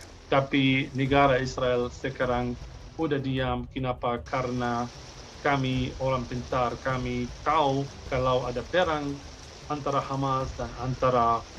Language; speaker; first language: Indonesian; non-native, fluent; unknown